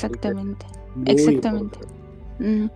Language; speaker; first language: Spanish; non-native, fluent; Ukrainian